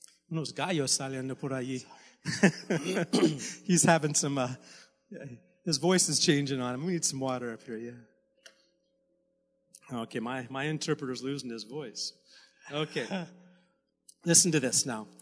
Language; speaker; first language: English; native; English